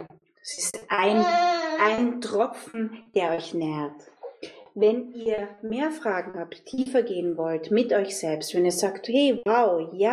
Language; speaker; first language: German; native; German